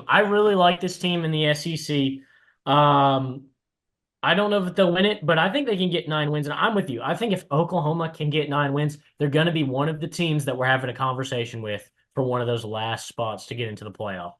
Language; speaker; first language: English; native; English